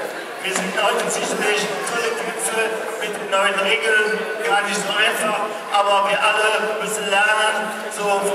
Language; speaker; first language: German; native; German